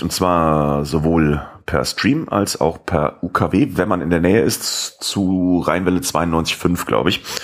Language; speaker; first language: German; native; German